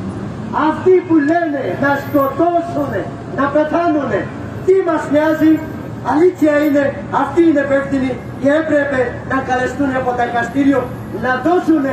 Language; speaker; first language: Greek; non-native, fluent; Urdu